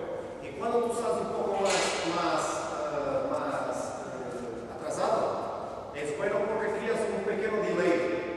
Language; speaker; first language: Spanish; non-native, learner; Portuguese